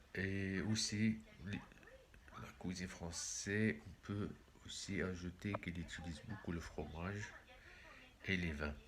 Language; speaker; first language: French; non-native, local second language; Arabic